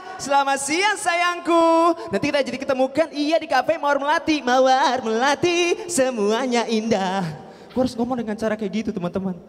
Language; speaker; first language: Indonesian; native; Indonesian